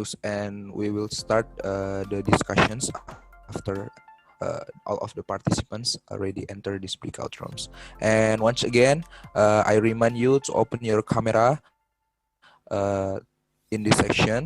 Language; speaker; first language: English; non-native, fluent; Indonesian